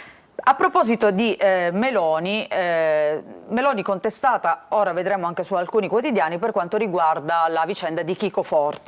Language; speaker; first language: Italian; native; Italian